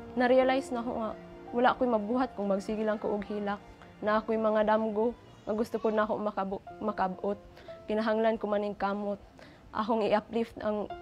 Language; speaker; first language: Cebuano; non-native, local second language; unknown